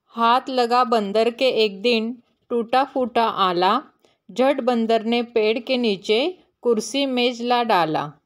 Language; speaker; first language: Hindi; non-native, local second language; Marathi